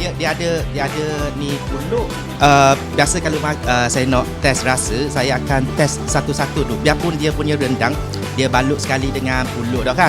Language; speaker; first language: Malay; native; Malay